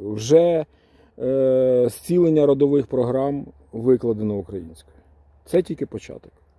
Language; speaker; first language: Ukrainian; non-native, local second language; Russian